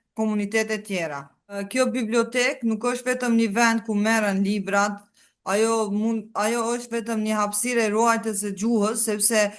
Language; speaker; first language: Albanian; non-native, local second language; Romany